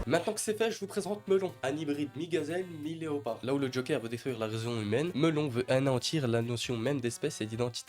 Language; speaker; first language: French; native; French